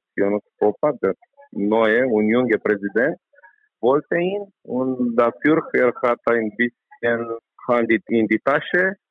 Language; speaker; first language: German; non-native, learner; Romanian